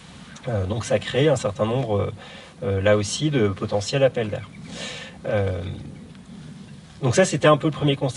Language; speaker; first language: French; native; French